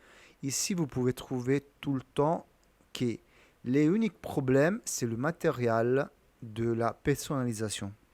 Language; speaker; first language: French; non-native, learner; Italian